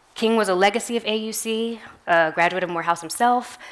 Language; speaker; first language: English; native; English